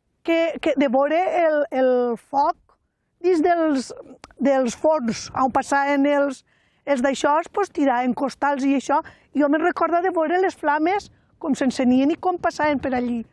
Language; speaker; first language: Catalan; native; Catalan